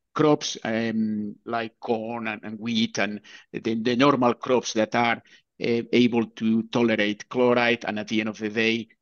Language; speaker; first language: English; non-native, fluent; Spanish